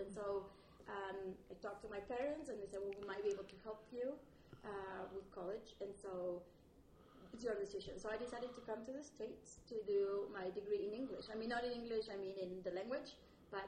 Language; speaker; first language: English; non-native, fluent; Spanish